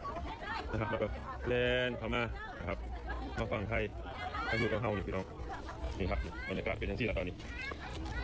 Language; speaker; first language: Thai; non-native, local second language; Lao